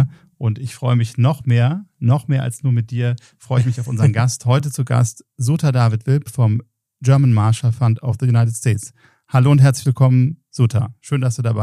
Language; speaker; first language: German; native; German